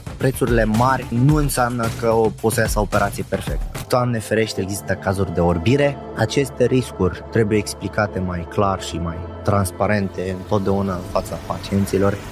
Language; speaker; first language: Romanian; non-native, fluent; Arabic